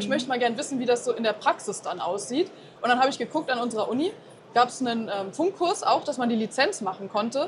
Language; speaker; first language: German; native; German